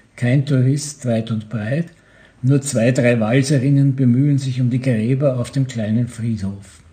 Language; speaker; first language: German; native; German